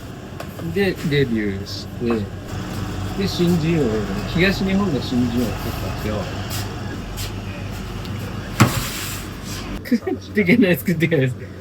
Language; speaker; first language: Japanese; native; Japanese